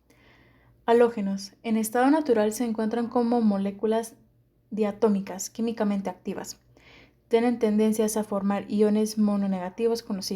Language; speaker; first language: Spanish; native; Spanish